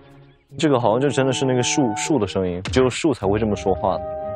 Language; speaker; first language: Chinese; native; Chinese